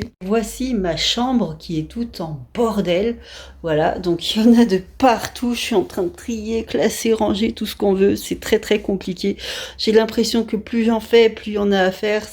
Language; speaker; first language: French; native; French